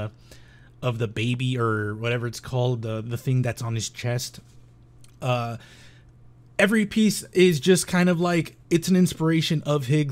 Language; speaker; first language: English; native; English